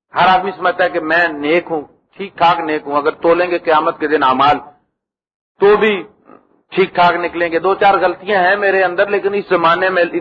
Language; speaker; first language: Urdu; native; Urdu